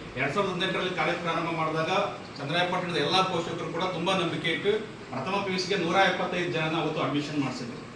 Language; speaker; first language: Kannada; native; Kannada